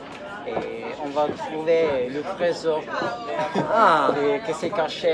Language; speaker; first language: French; non-native, fluent; Italian